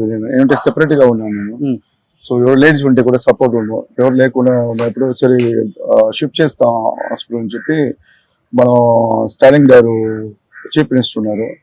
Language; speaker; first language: Telugu; non-native, local second language; Tamil